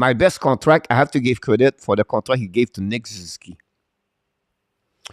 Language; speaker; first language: English; non-native, local second language; French